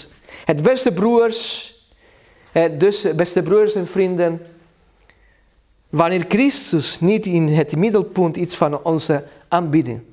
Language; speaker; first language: Dutch; non-native, learner; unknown